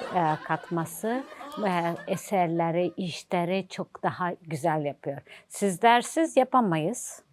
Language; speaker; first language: Turkish; non-native, fluent; Azerbaijani